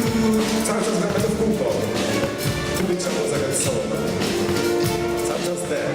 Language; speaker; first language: Polish; non-native, fluent; Russian